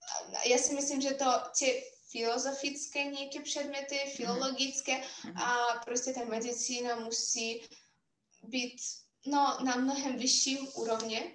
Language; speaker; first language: Czech; non-native, fluent; Russian